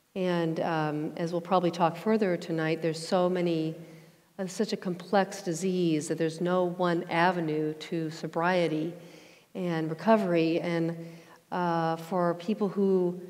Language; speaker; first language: English; native; English